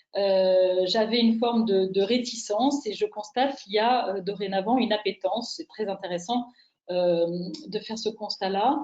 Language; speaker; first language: French; native; French